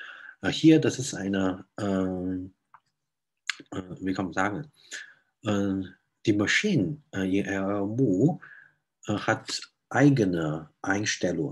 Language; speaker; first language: German; non-native, fluent; Chinese